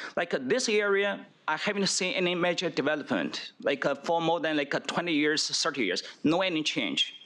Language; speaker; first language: English; non-native, fluent; Chinese